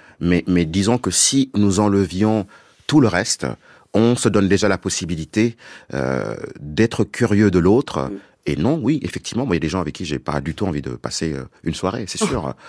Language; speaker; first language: French; non-native, local second language; Wolof